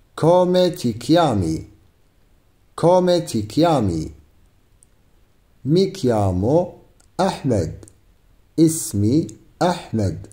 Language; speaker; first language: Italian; non-native, fluent; Arabic